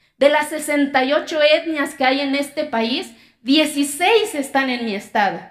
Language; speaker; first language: Spanish; non-native, local second language; Zapotec